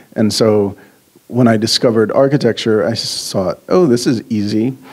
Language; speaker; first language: English; native; English